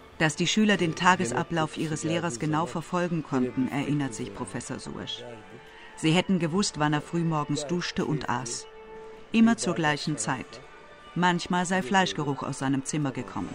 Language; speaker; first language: German; native; German